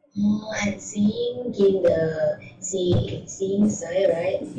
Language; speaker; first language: English; non-native, learner; Thai